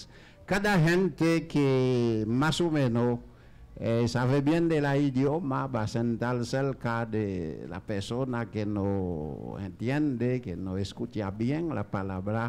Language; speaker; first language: Spanish; non-native, learner; Haitian Creole